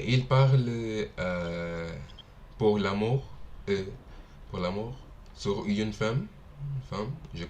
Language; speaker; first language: French; non-native, learner; Portuguese